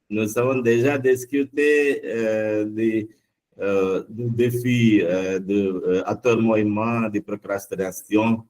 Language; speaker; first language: French; non-native, learner; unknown